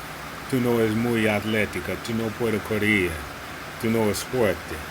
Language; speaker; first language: Spanish; non-native, learner; English